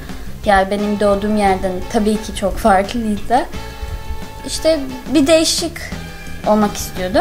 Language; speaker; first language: Turkish; non-native, learner; English